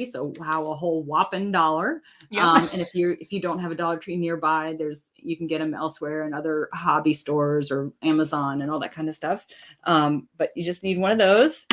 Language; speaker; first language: English; native; English